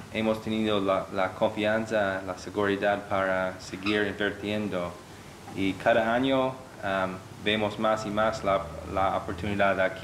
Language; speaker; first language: Spanish; non-native, fluent; English